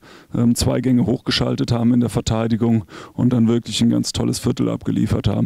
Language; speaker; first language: German; native; German